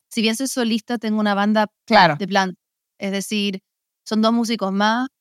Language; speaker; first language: Spanish; early bilingual, heritage; Spanish